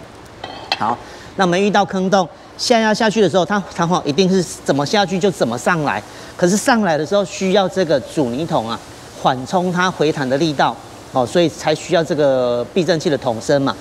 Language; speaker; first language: Chinese; native; Chinese